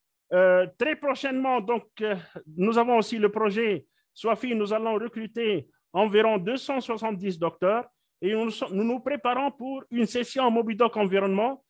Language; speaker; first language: French; non-native, local second language; Arabic